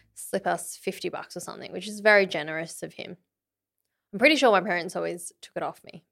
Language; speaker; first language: English; early bilingual, other home language; Vietnamese